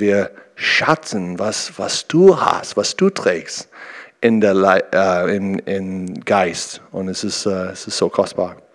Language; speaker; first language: German; non-native, learner; English